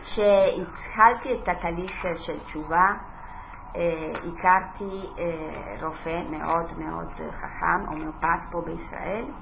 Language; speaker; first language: Hebrew; non-native, fluent; Italian